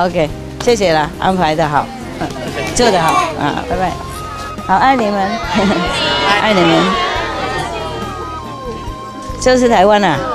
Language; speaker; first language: Chinese; non-native, fluent; Vietnamese